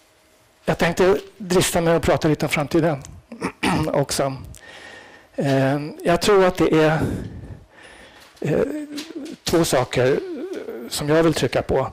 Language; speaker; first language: Swedish; native; Swedish